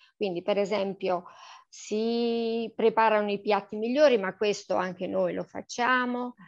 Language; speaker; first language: Italian; native; Italian